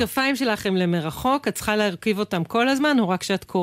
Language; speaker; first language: Hebrew; native; Hebrew